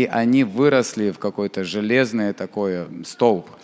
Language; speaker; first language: Russian; native; Russian